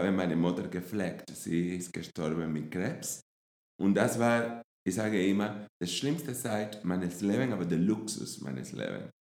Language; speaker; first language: German; non-native, fluent; Spanish